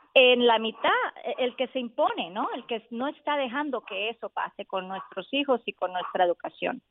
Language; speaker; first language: Spanish; native; Spanish